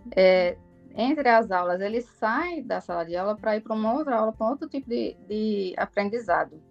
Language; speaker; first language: Portuguese; native; Portuguese